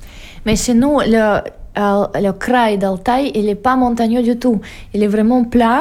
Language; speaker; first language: French; non-native, fluent; Russian